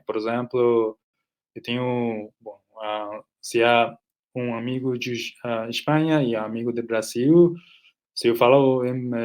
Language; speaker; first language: Portuguese; non-native, fluent; Nepali